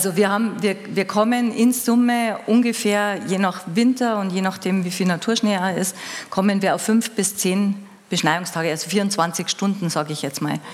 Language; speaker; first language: German; native; German